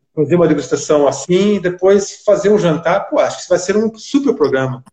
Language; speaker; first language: Portuguese; native; Portuguese